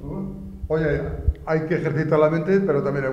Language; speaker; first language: Spanish; native; Spanish